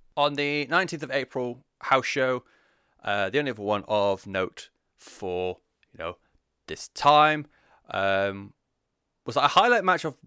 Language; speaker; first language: English; native; English